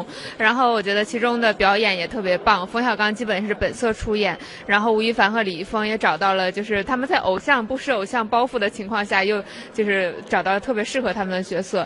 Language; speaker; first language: Chinese; native; Chinese